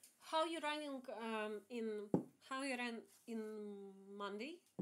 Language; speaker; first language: English; non-native, learner; Russian